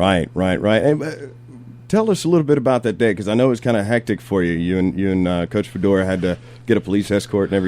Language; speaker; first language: English; native; English